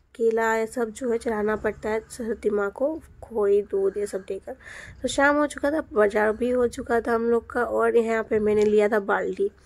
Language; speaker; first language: Hindi; non-native, local second language; Bangla